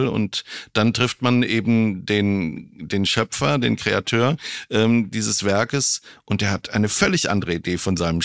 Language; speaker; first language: German; native; German